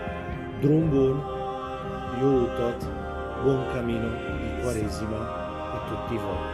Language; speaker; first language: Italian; non-native, fluent; Romanian